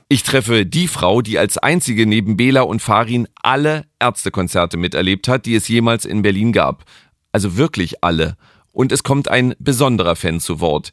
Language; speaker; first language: German; native; German